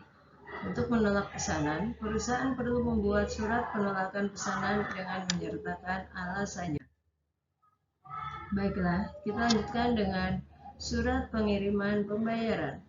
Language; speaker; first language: Indonesian; native; Indonesian